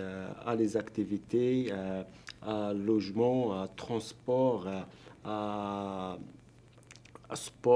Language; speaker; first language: French; non-native, learner; Arabic